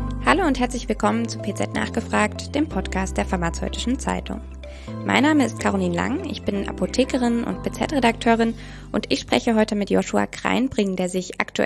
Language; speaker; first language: German; native; German